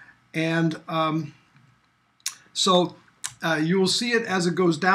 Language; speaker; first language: English; native; English